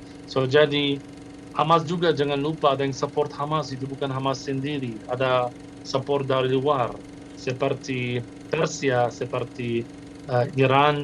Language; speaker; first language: Indonesian; non-native, fluent; Arabic